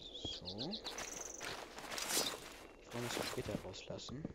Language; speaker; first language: German; native; German